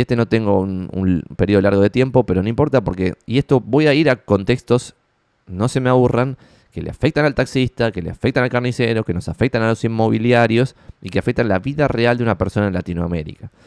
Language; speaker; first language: Spanish; native; Spanish